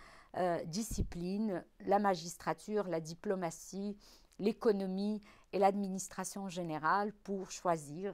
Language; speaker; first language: French; non-native, local second language; Arabic